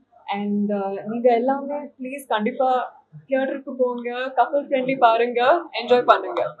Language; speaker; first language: Tamil; non-native, learner; Telugu